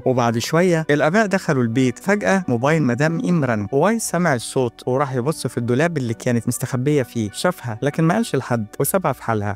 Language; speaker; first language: Arabic; native; Arabic